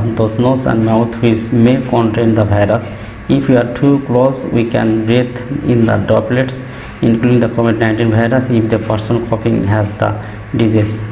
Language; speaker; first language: English; non-native, local second language; Bangla